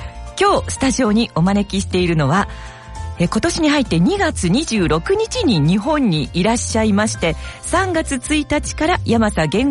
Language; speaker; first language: Japanese; native; Japanese